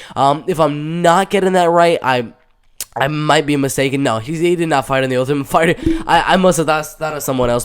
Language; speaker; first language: English; native; English